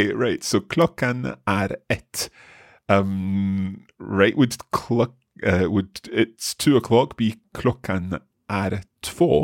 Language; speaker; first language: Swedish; non-native, learner; English